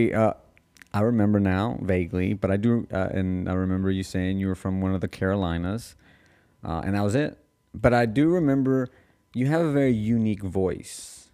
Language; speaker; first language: English; early bilingual, other home language; Spanish